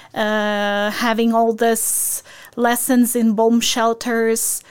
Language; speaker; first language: English; non-native, fluent; Ukrainian